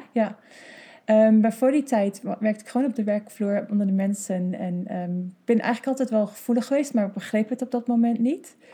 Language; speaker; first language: Dutch; non-native, fluent; English